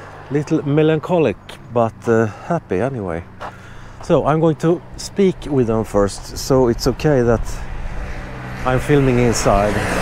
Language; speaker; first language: English; non-native, fluent; Swedish